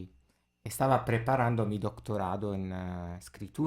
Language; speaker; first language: Spanish; non-native, fluent; Italian